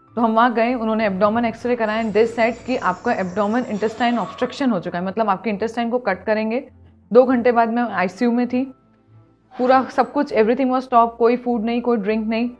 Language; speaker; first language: Hindi; native; Hindi